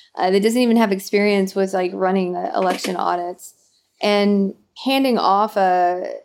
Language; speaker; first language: English; native; English